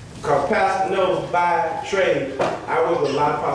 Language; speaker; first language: English; native; English